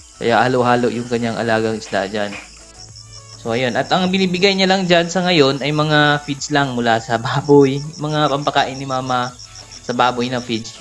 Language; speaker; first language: Filipino; non-native, local second language; Cebuano